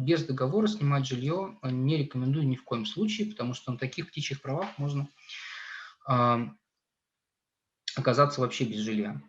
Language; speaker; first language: Russian; native; Russian